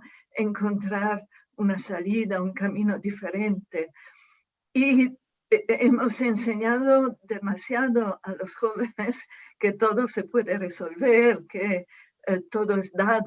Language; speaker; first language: Spanish; non-native, fluent; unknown